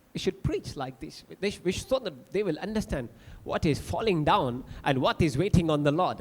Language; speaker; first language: English; non-native, local second language; Telugu